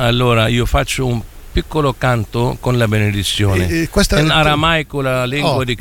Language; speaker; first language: Italian; non-native, fluent; Arabic